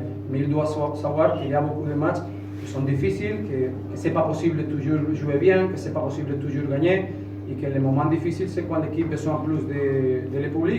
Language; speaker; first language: French; non-native, fluent; Spanish